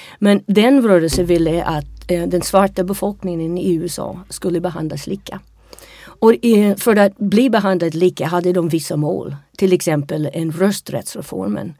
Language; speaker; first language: Swedish; non-native, fluent; English